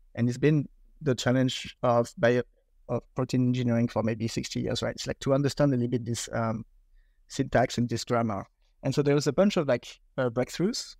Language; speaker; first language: English; non-native, fluent; French